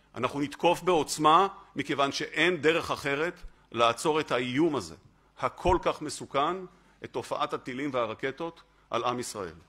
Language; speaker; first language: Hebrew; native; Hebrew